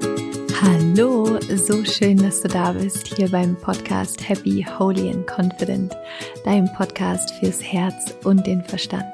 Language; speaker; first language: German; native; German